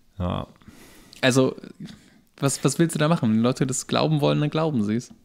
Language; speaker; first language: German; native; German